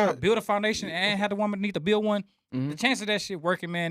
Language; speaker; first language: English; native; English